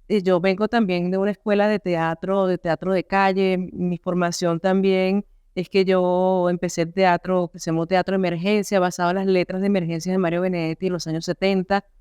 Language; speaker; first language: Spanish; native; Spanish